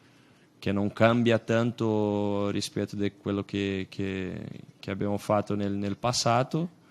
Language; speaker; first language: Italian; non-native, fluent; Portuguese